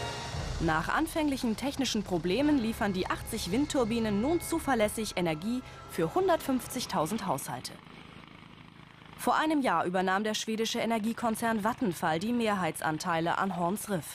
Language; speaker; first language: German; native; German